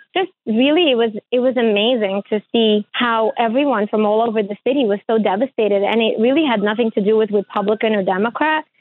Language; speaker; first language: English; early bilingual, other home language; Ukrainian